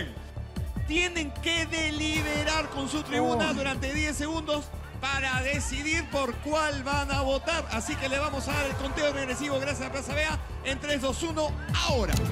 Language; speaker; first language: Spanish; native; Spanish